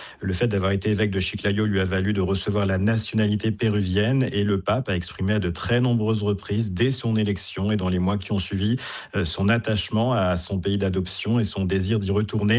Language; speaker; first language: French; native; French